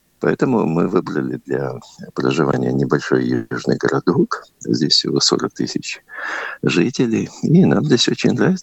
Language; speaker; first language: Russian; native; Russian